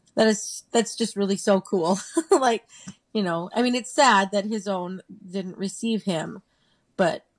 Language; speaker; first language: English; native; English